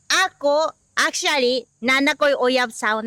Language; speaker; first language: Cebuano; non-native, learner; Japanese